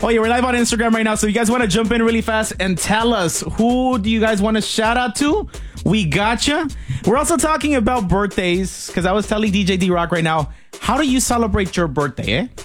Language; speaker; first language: English; early bilingual, other home language; Spanish